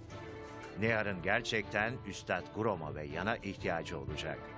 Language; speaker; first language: Turkish; native; Turkish